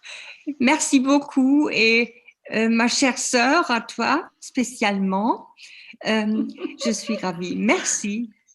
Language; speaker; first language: French; non-native, learner; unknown